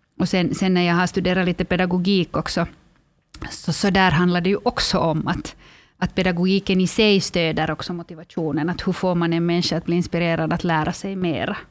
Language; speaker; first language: Swedish; native; Swedish